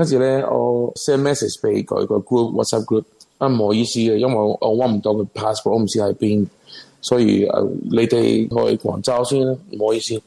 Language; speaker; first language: Cantonese; non-native, learner; Spanish